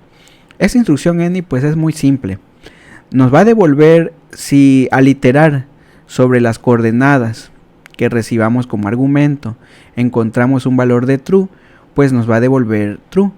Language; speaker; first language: Spanish; native; Spanish